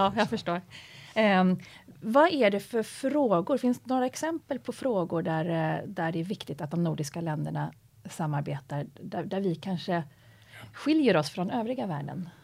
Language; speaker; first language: Swedish; native; Swedish